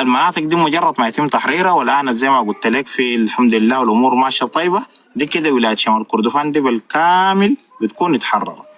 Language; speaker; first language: Arabic; native; Arabic